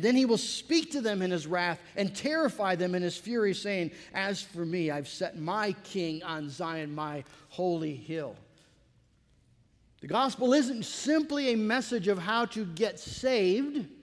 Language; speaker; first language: English; native; English